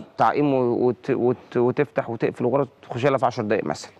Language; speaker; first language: Arabic; native; Arabic